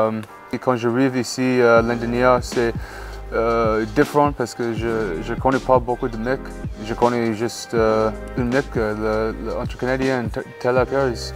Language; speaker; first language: French; non-native, learner; English